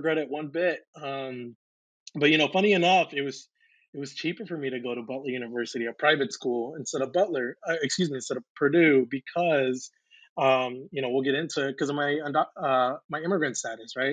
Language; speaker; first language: English; native; English